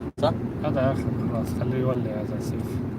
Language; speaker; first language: Arabic; non-native, learner; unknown